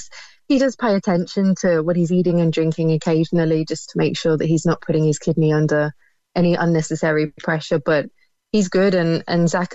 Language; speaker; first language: English; native; English